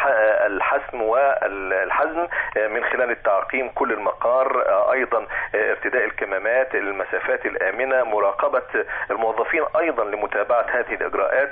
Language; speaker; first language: Arabic; native; Arabic